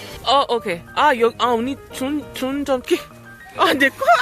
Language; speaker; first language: Korean; non-native, learner; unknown